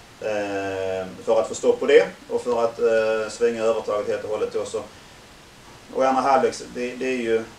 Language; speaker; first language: Swedish; native; Swedish